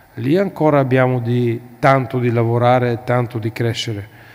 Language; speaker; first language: Italian; non-native, fluent; Bulgarian